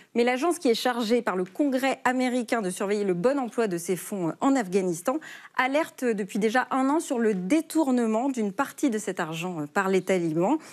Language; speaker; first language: French; native; French